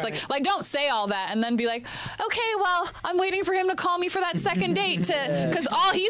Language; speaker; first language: English; native; English